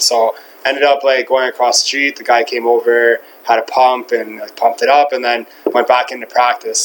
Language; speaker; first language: English; native; English